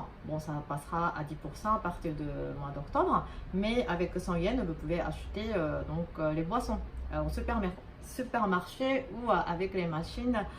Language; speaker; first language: French; non-native, fluent; Japanese